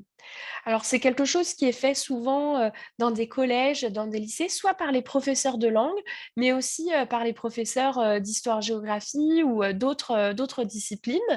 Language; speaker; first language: French; native; French